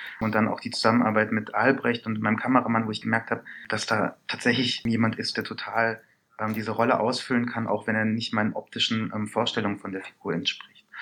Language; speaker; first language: German; early bilingual, other home language; Persian